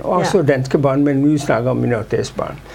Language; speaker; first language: Danish; non-native, fluent; Urdu